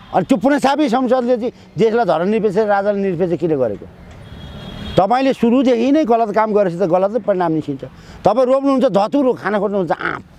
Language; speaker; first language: Nepali; native; Nepali